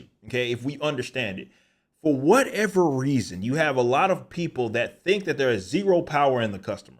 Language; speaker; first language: English; native; English